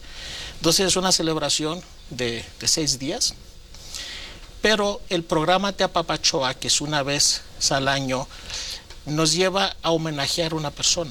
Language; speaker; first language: Spanish; non-native, fluent; Greek